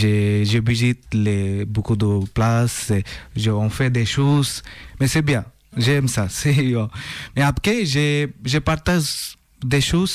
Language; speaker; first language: French; non-native, learner; Bangla